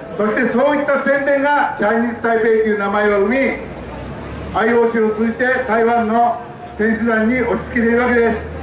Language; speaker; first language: Japanese; native; Japanese